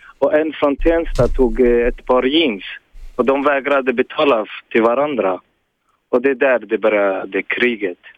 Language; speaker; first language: Swedish; early bilingual, other home language; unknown